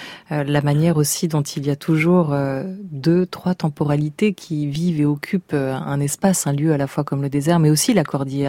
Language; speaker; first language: French; native; French